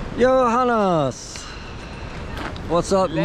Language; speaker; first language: English; native; English